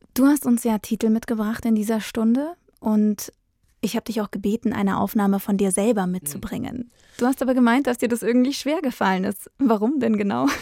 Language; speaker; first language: German; native; German